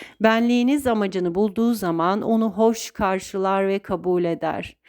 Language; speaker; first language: Turkish; native; Turkish